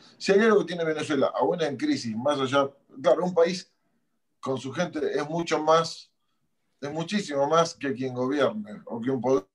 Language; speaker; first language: Spanish; native; Spanish